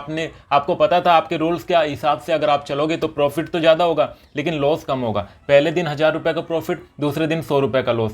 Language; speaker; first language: Hindi; native; Hindi